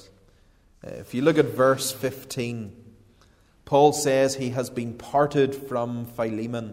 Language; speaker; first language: English; native; English